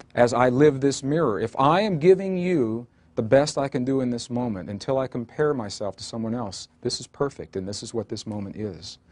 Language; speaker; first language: English; native; English